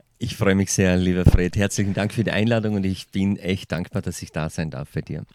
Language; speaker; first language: German; native; German